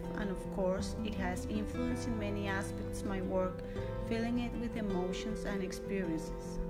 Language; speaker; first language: English; non-native, fluent; Spanish